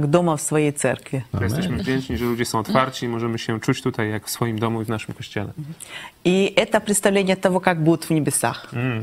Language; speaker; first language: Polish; non-native, learner; Russian